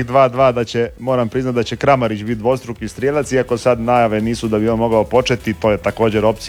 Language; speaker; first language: Serbian; native; Serbian